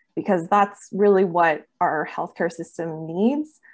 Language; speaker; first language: English; native; English